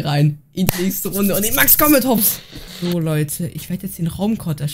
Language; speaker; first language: German; native; German